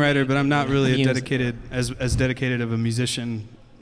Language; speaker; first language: English; native; English